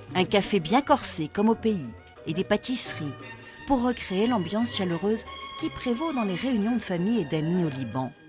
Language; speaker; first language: French; native; French